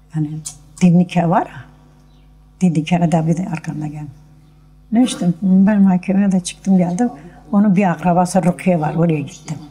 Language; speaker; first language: Turkish; non-native, local second language; Kurdish